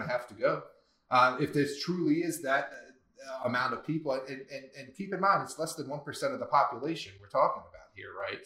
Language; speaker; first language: English; native; English